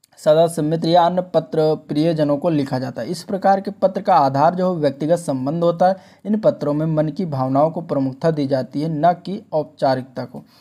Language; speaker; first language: Hindi; native; Hindi